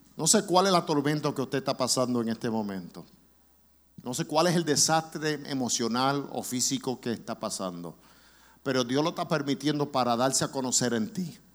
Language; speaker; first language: Spanish; early bilingual, heritage; Spanish